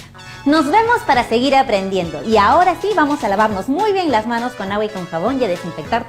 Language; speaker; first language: Spanish; native; Spanish